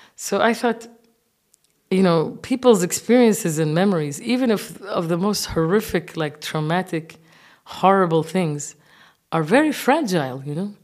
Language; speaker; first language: English; non-native, fluent; Arabic